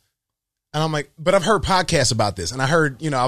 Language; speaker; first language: English; native; English